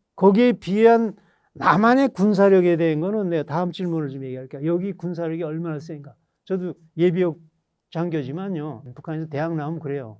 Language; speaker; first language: Korean; native; Korean